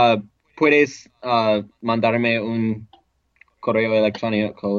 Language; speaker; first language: Spanish; non-native, learner; English